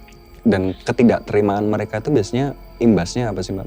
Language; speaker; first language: Indonesian; native; Indonesian